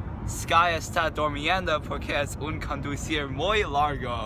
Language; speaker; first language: Spanish; non-native, learner; English